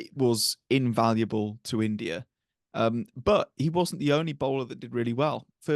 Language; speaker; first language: English; native; English